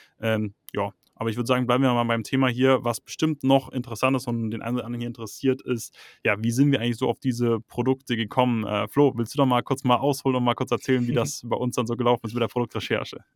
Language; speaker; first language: German; native; German